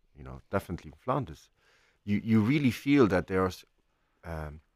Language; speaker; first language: English; non-native, fluent; Icelandic